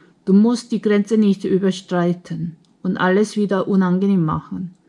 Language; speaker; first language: German; non-native, fluent; Korean